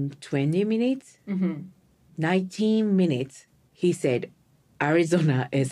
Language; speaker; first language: English; non-native, learner; Japanese